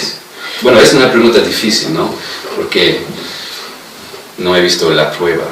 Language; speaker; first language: Spanish; non-native, fluent; English